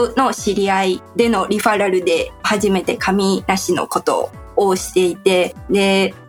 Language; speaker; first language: Japanese; non-native, fluent; Chinese